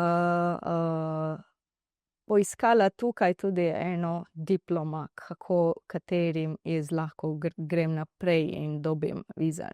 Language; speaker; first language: Slovenian; non-native, learner; Divehi